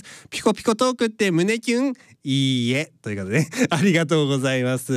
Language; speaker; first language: Japanese; native; Japanese